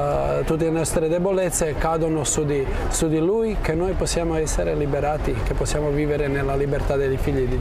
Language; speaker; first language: Italian; non-native, fluent; Croatian